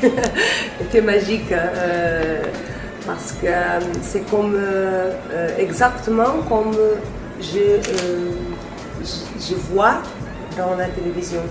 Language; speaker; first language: French; non-native, learner; Portuguese